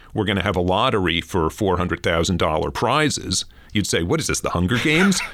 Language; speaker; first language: English; native; English